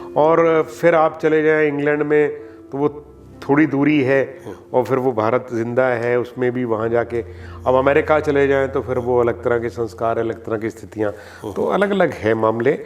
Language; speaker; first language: Hindi; non-native, local second language; Punjabi